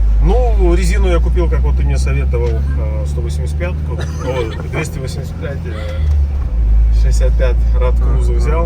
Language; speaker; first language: Russian; native; Russian